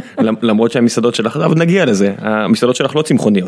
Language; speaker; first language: Hebrew; native; Hebrew